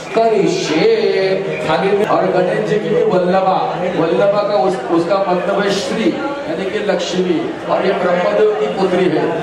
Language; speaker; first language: Hindi; non-native, local second language; Marathi